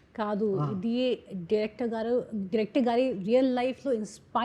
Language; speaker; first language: Telugu; non-native, learner; Hindi